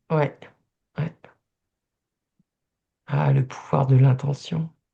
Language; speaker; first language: French; native; French